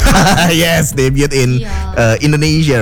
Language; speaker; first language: English; non-native, fluent; Indonesian